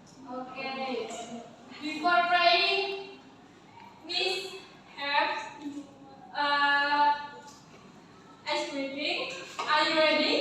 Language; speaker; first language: English; non-native, learner; Indonesian